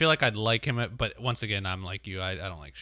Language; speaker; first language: English; native; English